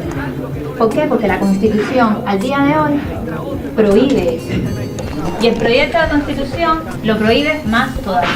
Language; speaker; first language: Spanish; native; Spanish